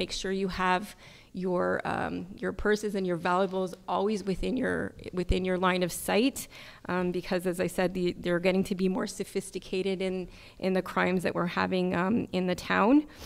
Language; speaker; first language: English; native; English